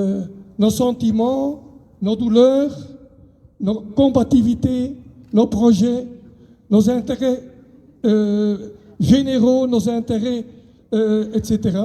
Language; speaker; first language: French; non-native, local second language; Dutch